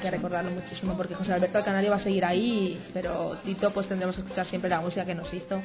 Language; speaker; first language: Spanish; native; Spanish